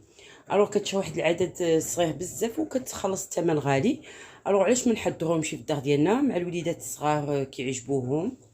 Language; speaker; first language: Arabic; native; Arabic